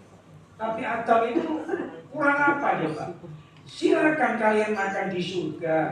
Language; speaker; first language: Indonesian; native; Indonesian